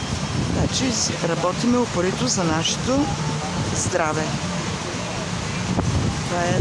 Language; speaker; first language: Bulgarian; native; Bulgarian